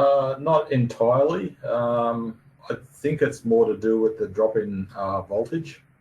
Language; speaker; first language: English; native; English